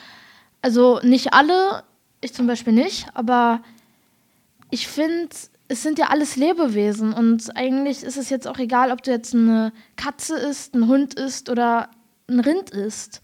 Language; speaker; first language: German; native; German